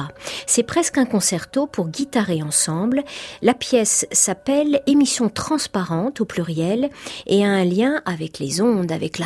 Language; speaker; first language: French; native; French